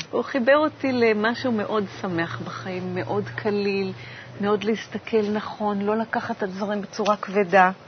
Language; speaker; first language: Hebrew; native; Hebrew